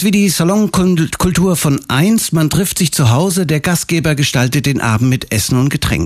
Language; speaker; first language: German; native; German